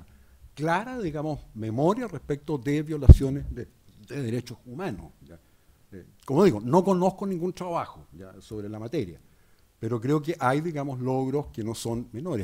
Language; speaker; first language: Spanish; native; Spanish